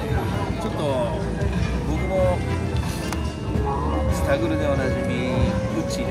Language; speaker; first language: Japanese; native; Japanese